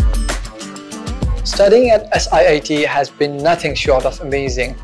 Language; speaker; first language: English; non-native, local second language; Urdu